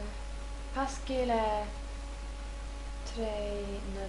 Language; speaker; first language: French; non-native, learner; English